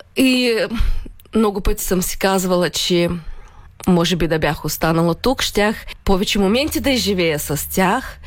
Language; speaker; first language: Bulgarian; early bilingual, heritage; Bulgarian